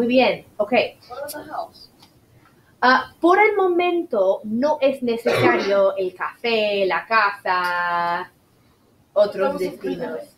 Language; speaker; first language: Spanish; non-native, fluent; English